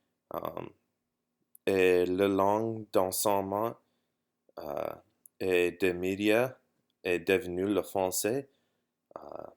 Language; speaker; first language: French; non-native, learner; English